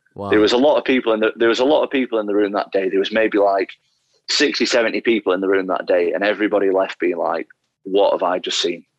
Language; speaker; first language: English; native; English